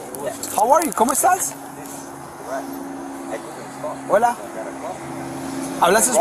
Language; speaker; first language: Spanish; early bilingual, heritage; Spanish